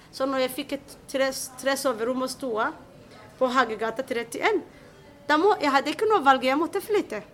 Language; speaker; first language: Norwegian; non-native, fluent; Somali